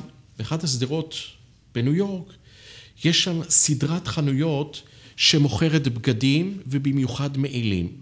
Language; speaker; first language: Hebrew; native; Hebrew